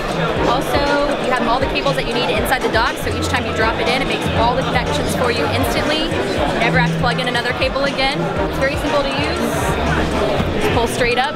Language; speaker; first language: English; native; English